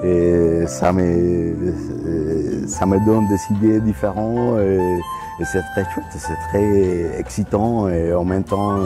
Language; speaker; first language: French; non-native, fluent; Spanish